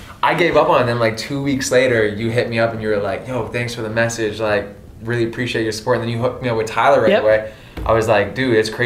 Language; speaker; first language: English; native; English